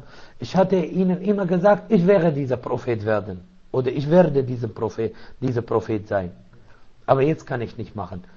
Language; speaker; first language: German; non-native, fluent; Arabic